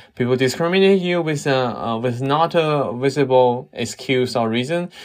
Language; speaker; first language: English; non-native, fluent; Chinese